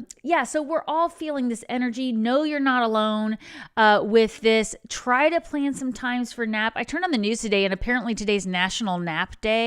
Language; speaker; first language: English; native; English